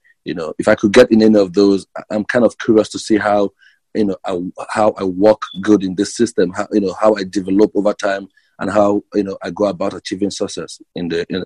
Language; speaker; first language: English; non-native, local second language; Igbo